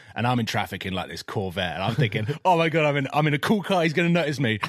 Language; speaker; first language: English; native; English